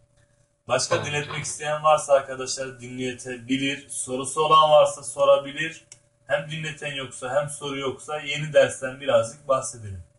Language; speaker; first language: Turkish; native; Turkish